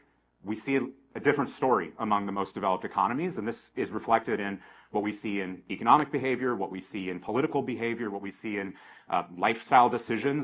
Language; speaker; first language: English; native; English